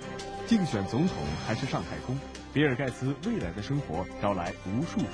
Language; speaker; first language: Chinese; native; Chinese